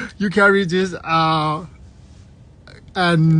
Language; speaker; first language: English; non-native, learner; Thai